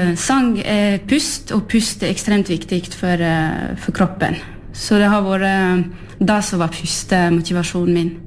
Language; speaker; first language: Norwegian; non-native, fluent; French